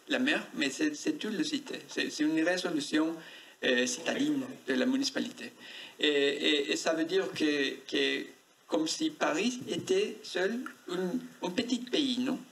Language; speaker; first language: French; non-native, learner; Spanish